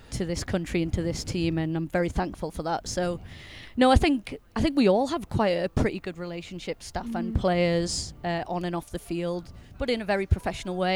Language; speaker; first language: English; native; English